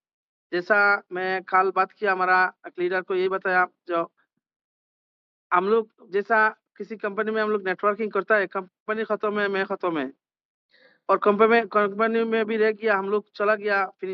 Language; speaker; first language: Hindi; non-native, learner; Bangla